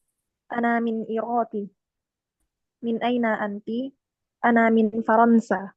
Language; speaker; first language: Arabic; non-native, learner; Indonesian